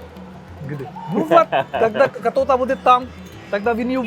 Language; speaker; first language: Russian; non-native, learner; Hindi